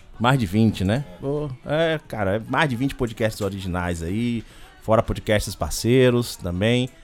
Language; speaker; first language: Portuguese; native; Portuguese